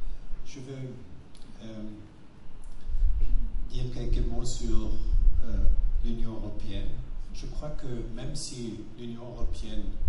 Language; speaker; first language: French; non-native, fluent; German